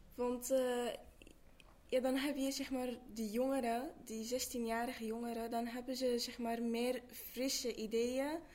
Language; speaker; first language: Dutch; early bilingual, other home language; Arabic